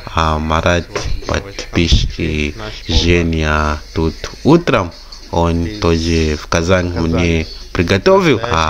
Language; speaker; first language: Russian; non-native, fluent; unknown